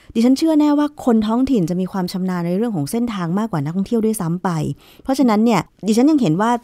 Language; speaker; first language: Thai; native; Thai